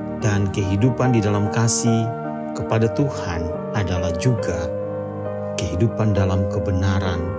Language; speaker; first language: Indonesian; native; Indonesian